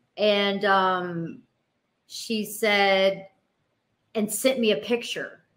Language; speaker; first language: English; native; English